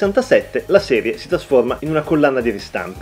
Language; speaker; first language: Italian; native; Italian